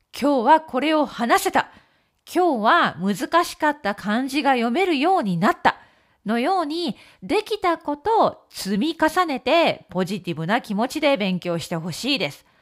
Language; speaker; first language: Japanese; native; Japanese